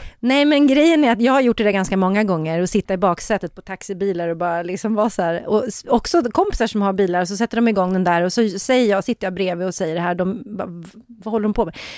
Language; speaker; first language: Swedish; native; Swedish